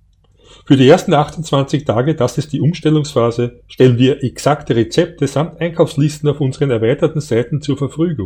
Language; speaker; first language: German; native; German